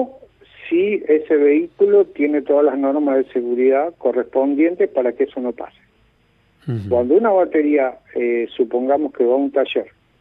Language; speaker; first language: Spanish; native; Spanish